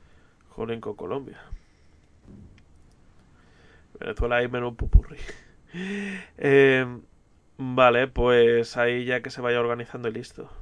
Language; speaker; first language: Spanish; native; Spanish